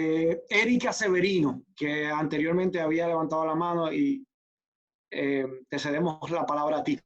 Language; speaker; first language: Spanish; native; Spanish